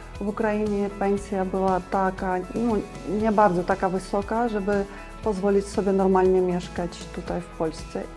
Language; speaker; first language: Polish; non-native, fluent; Ukrainian